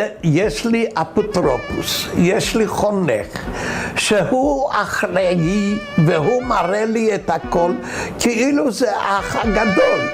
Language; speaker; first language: Hebrew; non-native, fluent; Polish